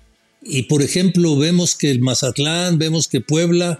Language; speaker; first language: Spanish; native; Spanish